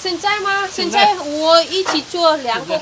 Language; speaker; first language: Chinese; non-native, learner; Indonesian